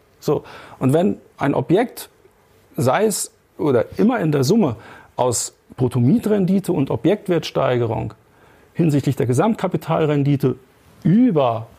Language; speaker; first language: German; native; German